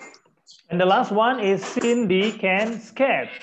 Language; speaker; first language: English; non-native, learner; Indonesian